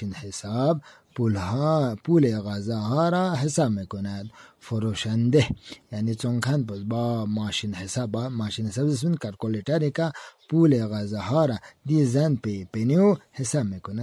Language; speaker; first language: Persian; non-native, fluent; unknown